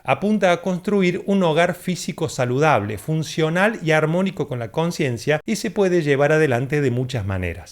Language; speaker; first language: Spanish; native; Spanish